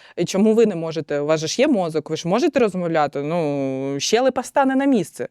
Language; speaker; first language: Ukrainian; non-native, local second language; Russian